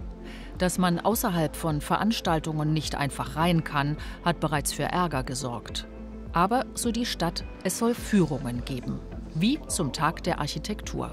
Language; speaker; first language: German; native; German